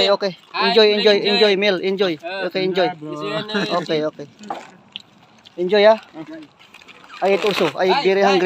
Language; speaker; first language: English; non-native, learner; Filipino